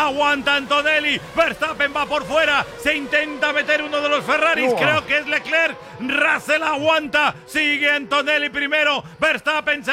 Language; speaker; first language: Spanish; native; Spanish